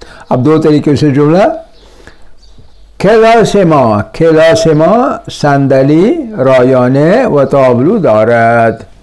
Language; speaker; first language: Persian; non-native, fluent; Urdu